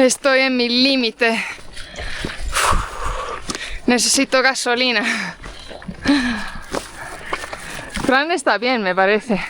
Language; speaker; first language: Spanish; non-native, fluent; Portuguese